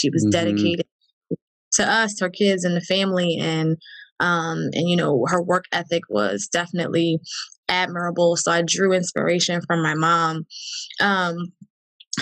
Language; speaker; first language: English; native; English